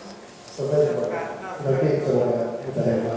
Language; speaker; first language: Swedish; non-native, fluent; Finnish